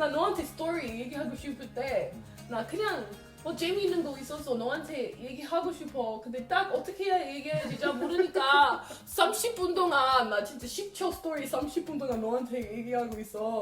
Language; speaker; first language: Korean; non-native, learner; English